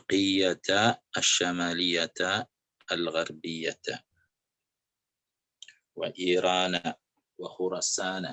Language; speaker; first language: Arabic; non-native, fluent; Indonesian